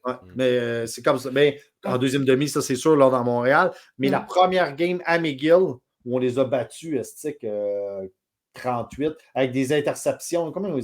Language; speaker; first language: French; native; French